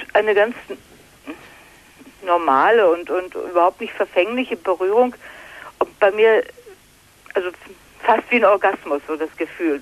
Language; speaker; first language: German; native; German